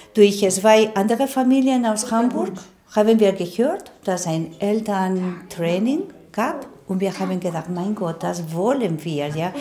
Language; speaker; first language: German; non-native, fluent; Spanish